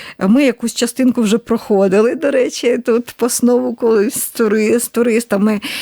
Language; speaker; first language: Ukrainian; native; Ukrainian